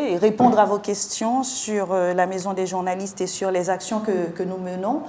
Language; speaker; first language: French; non-native, local second language; Haitian Creole